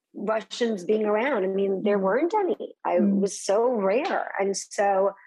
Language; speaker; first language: English; native; English